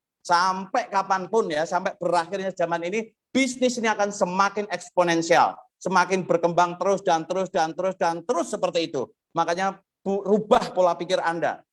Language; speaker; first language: Indonesian; non-native, local second language; Javanese